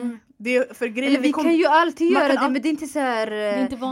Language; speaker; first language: Swedish; non-native, fluent; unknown